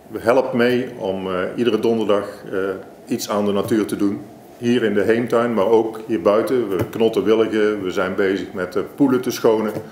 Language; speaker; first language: Dutch; native; Dutch